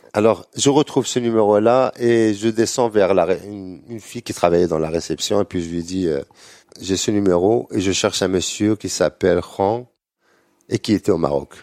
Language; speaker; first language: French; non-native, local second language; Arabic